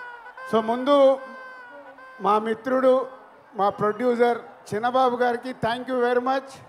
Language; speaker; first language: Telugu; native; Telugu